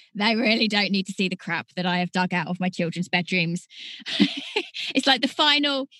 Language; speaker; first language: English; native; English